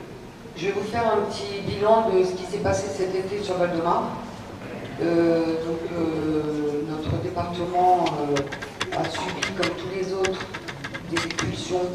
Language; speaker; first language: French; native; French